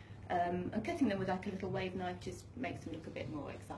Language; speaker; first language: English; native; English